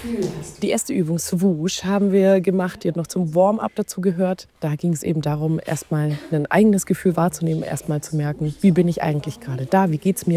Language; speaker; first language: German; native; German